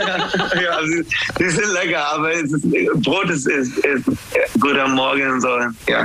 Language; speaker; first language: German; non-native, learner; English